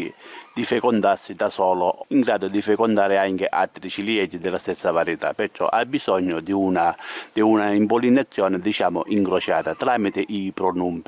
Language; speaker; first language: Italian; native; Italian